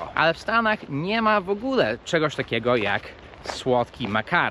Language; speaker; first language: Polish; early bilingual, heritage; Polish